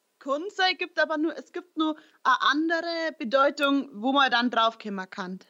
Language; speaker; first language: German; native; German